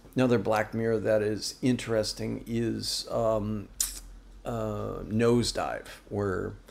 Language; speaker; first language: English; native; English